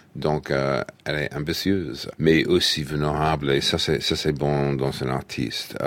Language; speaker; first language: French; non-native, fluent; English